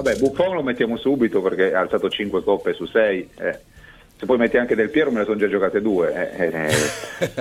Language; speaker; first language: Italian; native; Italian